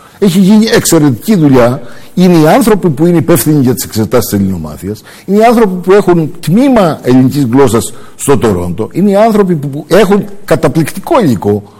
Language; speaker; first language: Greek; early bilingual, heritage; Greek